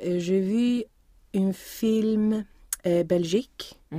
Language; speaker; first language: French; non-native, learner; Swedish